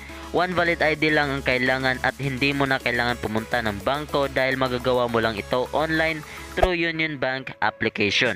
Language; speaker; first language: Filipino; native; Filipino